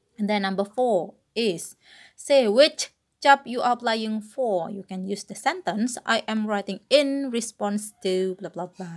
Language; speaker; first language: English; non-native, fluent; Indonesian